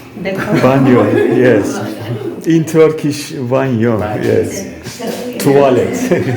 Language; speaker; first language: English; non-native, learner; Turkish